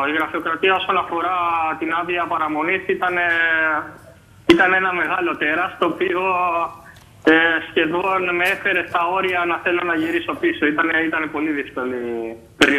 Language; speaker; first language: Greek; native; Greek